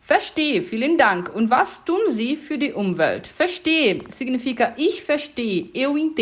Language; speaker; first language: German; non-native, fluent; Portuguese